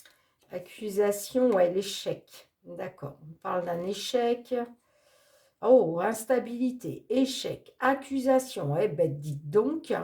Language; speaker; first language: French; native; French